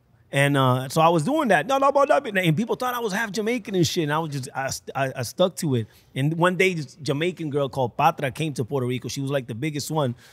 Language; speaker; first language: English; early bilingual, other home language; Spanish